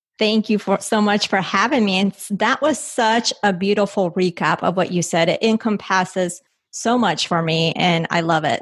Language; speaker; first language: English; early bilingual, other home language; Spanish